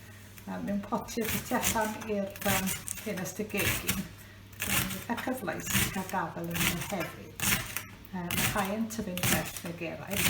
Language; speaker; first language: Welsh; native; Welsh